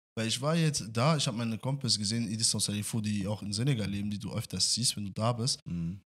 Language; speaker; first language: German; non-native, fluent; French